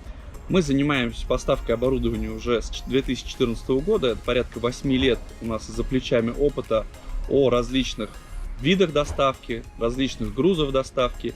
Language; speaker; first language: Russian; native; Russian